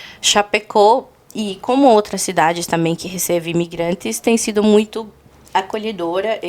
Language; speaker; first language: Portuguese; non-native, fluent; Spanish